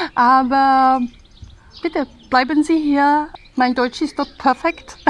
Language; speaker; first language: German; non-native, learner; Hungarian